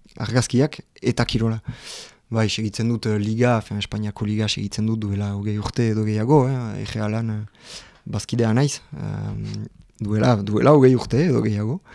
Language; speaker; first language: Basque; non-native, local second language; French